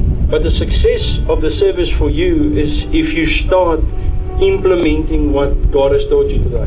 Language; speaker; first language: English; non-native, local second language; Afrikaans